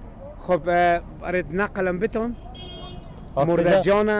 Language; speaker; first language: Persian; native; Persian